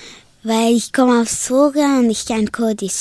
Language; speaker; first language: German; early bilingual, other home language; Kurdish